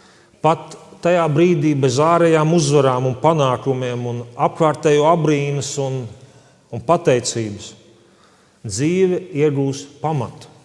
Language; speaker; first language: Latvian; native; Latvian